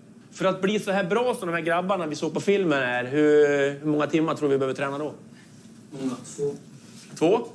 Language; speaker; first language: Swedish; native; Swedish